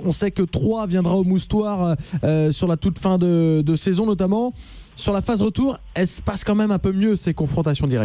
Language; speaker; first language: French; native; French